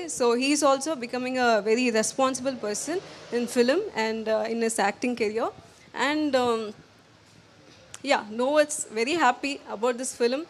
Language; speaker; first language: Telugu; non-native, local second language; Tamil